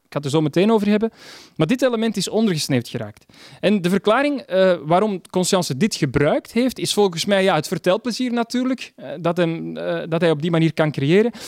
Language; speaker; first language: Dutch; native; Dutch